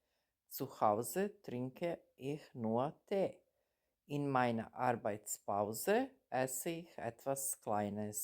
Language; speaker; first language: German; non-native, fluent; Serbian